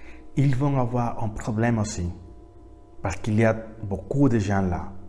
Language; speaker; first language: French; non-native, learner; Spanish